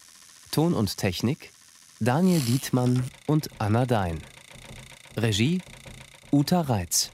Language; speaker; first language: German; native; German